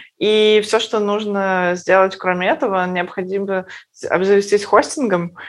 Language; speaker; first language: Russian; native; Russian